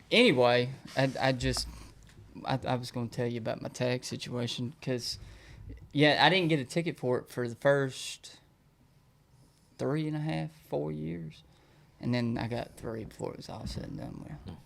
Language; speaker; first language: English; native; English